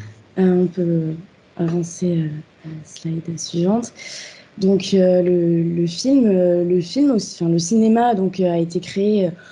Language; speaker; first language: French; native; French